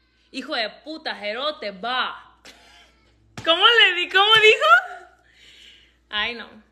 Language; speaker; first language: Spanish; early bilingual, heritage; Spanish